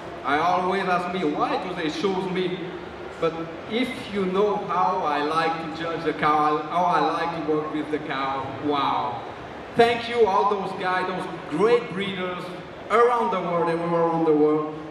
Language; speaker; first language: English; non-native, fluent; French